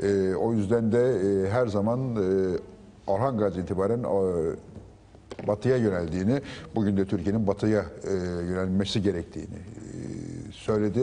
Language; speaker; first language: Turkish; native; Turkish